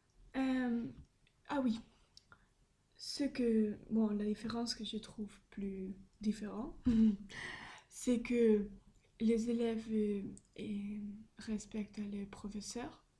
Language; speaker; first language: French; non-native, learner; Spanish